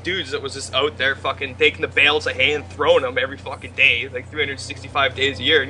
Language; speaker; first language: English; native; English